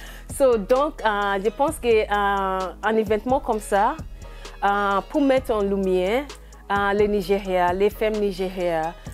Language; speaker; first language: French; non-native, learner; English